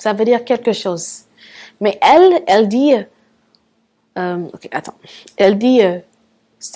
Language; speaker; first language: French; non-native, fluent; English